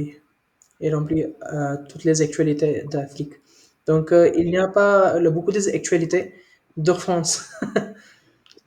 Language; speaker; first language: French; non-native, learner; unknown